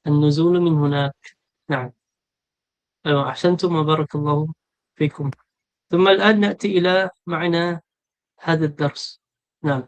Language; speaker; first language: Arabic; non-native, fluent; Filipino